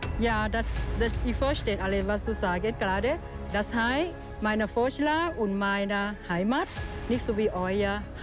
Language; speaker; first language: German; non-native, learner; Thai